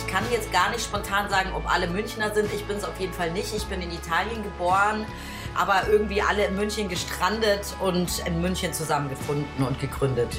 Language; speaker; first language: German; native; German